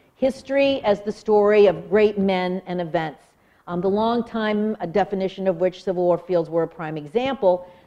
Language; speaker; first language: English; native; English